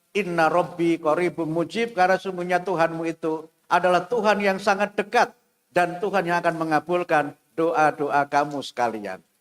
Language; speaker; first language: Indonesian; non-native, local second language; Javanese